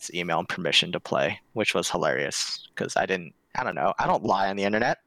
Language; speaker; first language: English; early bilingual, other home language; Korean